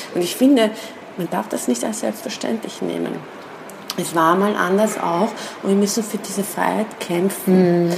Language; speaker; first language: German; early bilingual, other home language; Persian